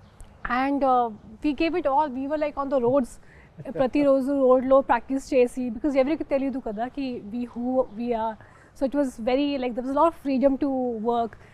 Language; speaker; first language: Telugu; non-native, fluent; Hindi